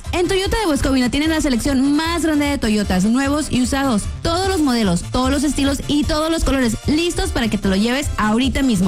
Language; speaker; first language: Spanish; native; Spanish